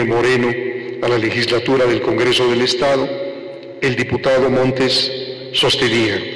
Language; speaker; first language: Spanish; native; Spanish